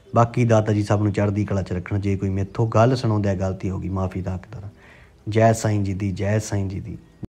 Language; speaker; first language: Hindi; non-native, local second language; Punjabi